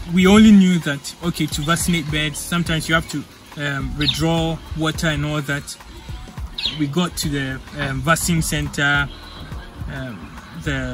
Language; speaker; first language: English; non-native, local second language; Akan